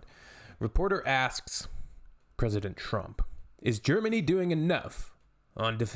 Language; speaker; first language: English; native; English